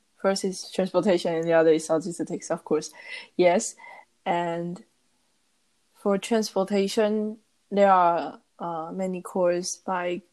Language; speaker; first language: English; non-native, learner; Chinese